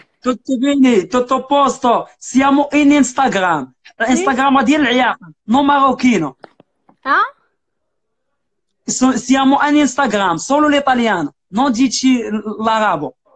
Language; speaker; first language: Italian; non-native, learner; Arabic